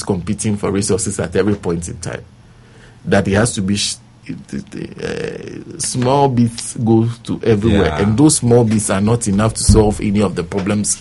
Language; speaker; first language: English; non-native, local second language; Ewe